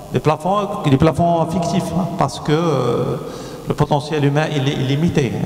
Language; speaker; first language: French; non-native, local second language; Arabic